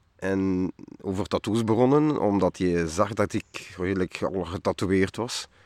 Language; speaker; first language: Dutch; non-native, fluent; French